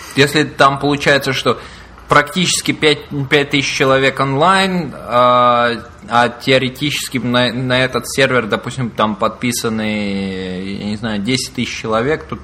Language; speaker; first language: Russian; native; Russian